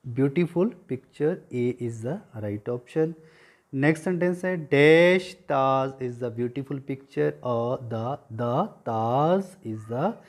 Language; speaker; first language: Hindi; non-native, local second language; Punjabi